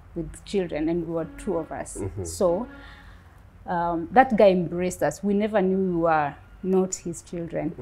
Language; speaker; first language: English; non-native, local second language; Luo (Kenya and Tanzania)